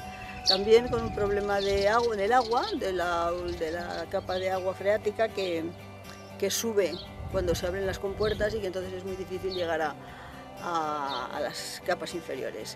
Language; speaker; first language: Spanish; native; Spanish